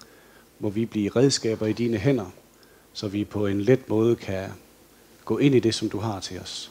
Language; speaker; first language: Danish; native; Danish